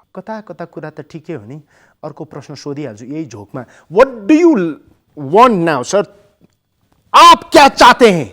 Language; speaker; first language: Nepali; native; Nepali